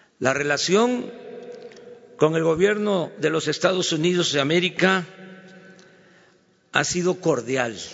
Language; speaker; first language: Spanish; native; Spanish